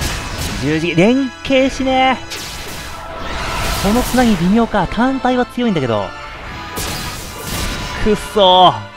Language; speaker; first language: Japanese; native; Japanese